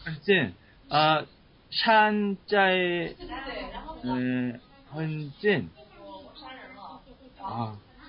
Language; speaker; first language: Chinese; non-native, learner; Korean